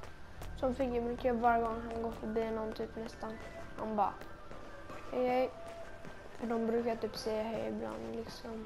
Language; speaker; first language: Swedish; native; Swedish